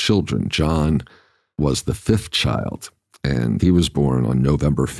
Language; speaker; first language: English; native; English